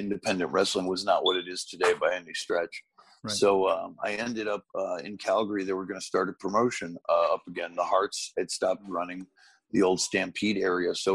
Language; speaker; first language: English; native; English